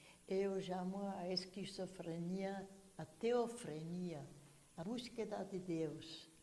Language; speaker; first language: Portuguese; non-native, fluent; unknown